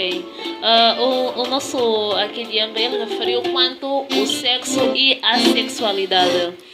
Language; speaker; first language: Portuguese; native; Portuguese